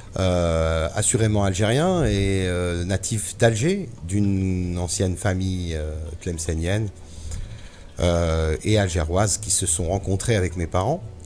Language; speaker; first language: French; early bilingual, other home language; Arabic